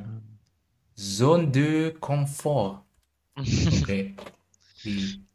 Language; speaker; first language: French; non-native, learner; German